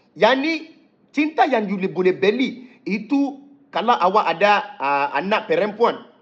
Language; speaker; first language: Malay; non-native, fluent; Yoruba